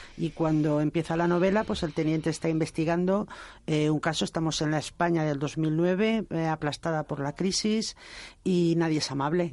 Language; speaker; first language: Spanish; native; Spanish